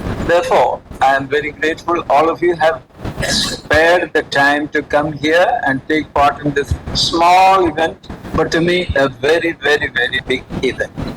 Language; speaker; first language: English; non-native, local second language; Malayalam